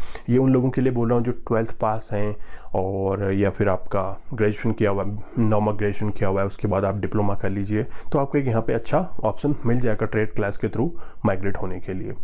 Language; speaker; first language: Hindi; native; Hindi